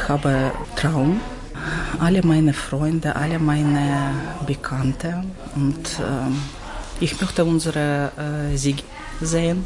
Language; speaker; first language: German; non-native, learner; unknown